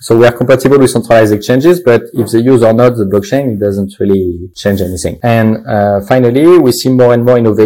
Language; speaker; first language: English; non-native, fluent; French